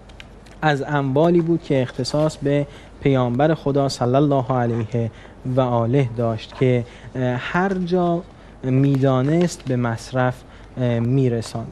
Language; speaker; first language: Persian; native; Persian